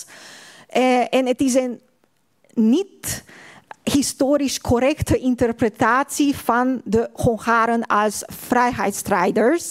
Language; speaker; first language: Dutch; non-native, fluent; Hungarian